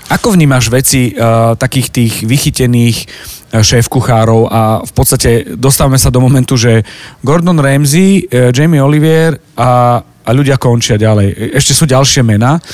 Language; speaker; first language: Slovak; native; Slovak